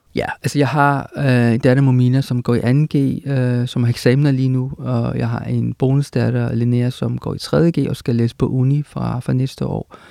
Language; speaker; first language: Danish; native; Danish